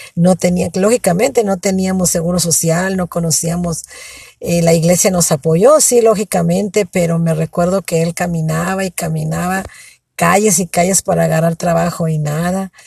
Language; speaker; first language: Spanish; native; Spanish